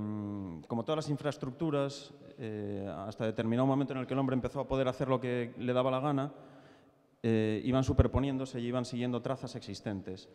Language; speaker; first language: Spanish; native; Spanish